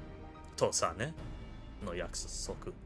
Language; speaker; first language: Japanese; non-native, learner; English